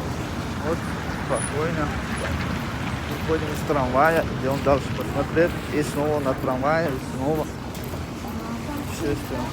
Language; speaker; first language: Russian; non-native, fluent; Tajik